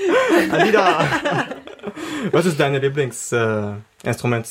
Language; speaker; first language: German; non-native, learner; Arabic